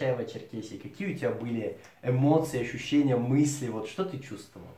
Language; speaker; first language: Russian; native; Russian